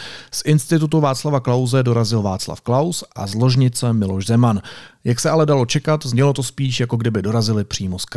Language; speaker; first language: Czech; native; Czech